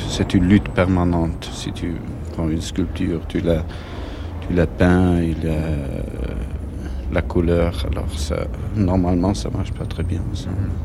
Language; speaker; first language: French; non-native, fluent; German